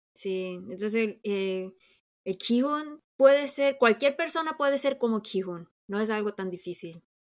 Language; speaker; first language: Spanish; early bilingual, other home language; Korean